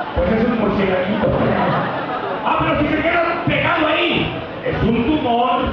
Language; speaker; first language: Spanish; native; Spanish